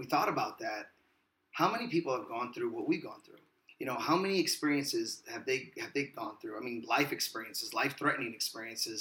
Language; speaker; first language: English; native; English